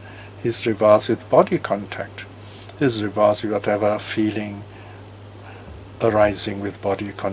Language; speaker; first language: English; native; English